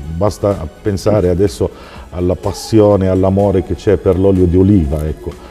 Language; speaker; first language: Italian; non-native, fluent; Arabic